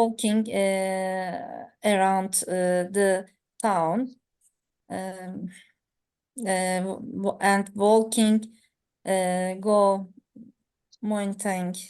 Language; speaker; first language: English; non-native, learner; Turkish